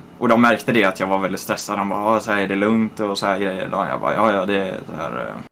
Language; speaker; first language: Swedish; native; Swedish